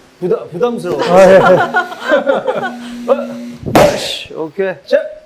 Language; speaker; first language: Korean; non-native, learner; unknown